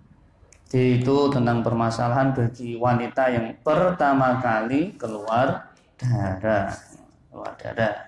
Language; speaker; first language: Indonesian; non-native, local second language; Javanese